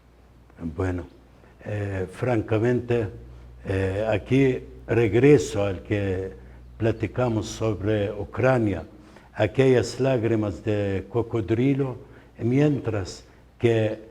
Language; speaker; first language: Spanish; non-native, fluent; Arabic